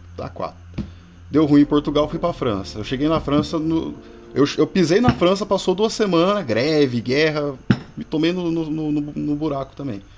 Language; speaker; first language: Portuguese; non-native, fluent; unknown